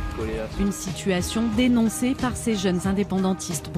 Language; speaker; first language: French; native; French